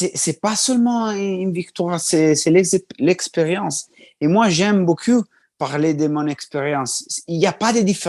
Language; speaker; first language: French; non-native, learner; Italian